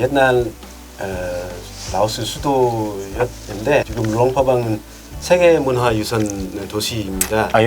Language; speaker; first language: Korean; non-native, learner; Lao